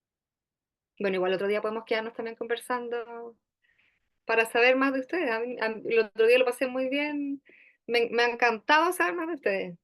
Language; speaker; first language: Spanish; native; Spanish